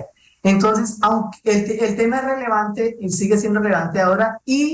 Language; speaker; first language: Spanish; native; Spanish